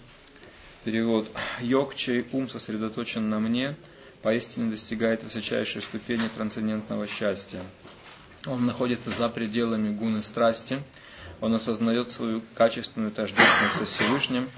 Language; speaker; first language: Russian; native; Russian